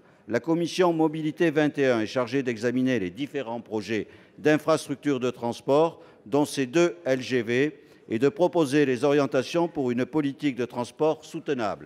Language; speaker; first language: French; native; French